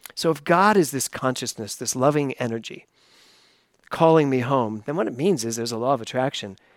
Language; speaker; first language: English; native; English